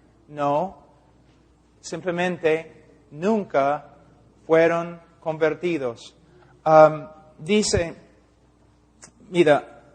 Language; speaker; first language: Spanish; non-native, fluent; English